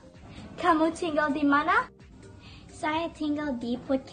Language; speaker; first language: Indonesian; non-native, learner; English